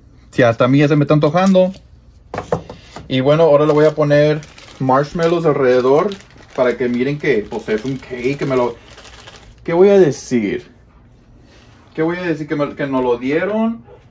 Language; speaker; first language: Spanish; early bilingual, heritage; Spanish